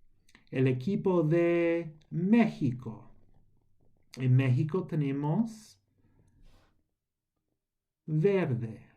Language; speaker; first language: Spanish; non-native, fluent; English